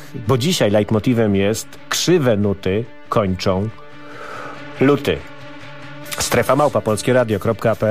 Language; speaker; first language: Polish; native; Polish